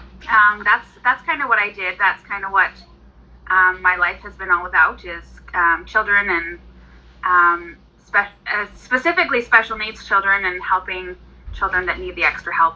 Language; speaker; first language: English; native; English